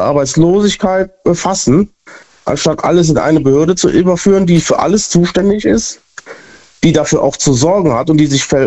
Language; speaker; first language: German; native; German